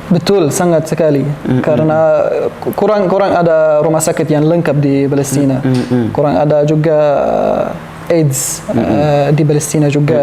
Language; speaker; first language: Indonesian; non-native, learner; Arabic